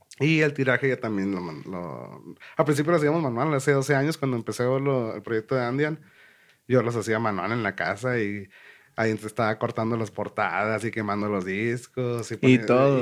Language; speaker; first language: Spanish; native; Spanish